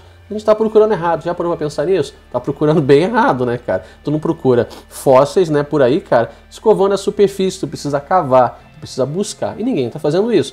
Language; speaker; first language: Portuguese; native; Portuguese